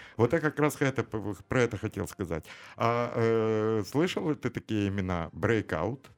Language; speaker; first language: Russian; native; Russian